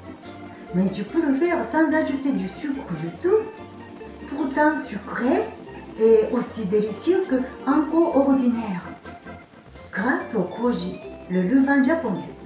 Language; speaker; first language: French; non-native, fluent; Japanese